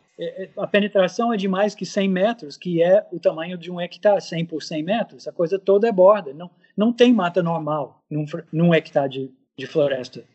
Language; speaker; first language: Portuguese; non-native, fluent; English